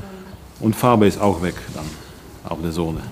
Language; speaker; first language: German; non-native, learner; Polish